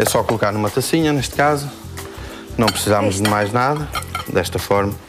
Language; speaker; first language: Portuguese; native; Portuguese